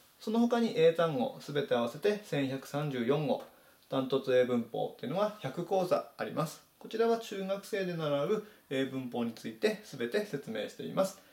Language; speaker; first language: Japanese; native; Japanese